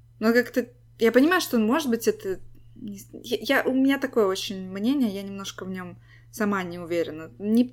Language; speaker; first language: Russian; native; Russian